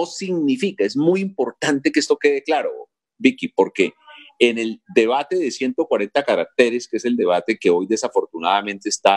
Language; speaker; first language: Spanish; native; Spanish